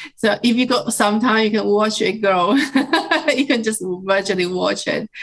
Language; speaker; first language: English; non-native, fluent; Chinese